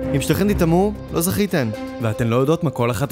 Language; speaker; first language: Hebrew; native; Hebrew